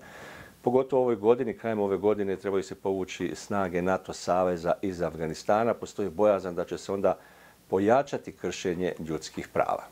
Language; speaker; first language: Serbian; native; Serbian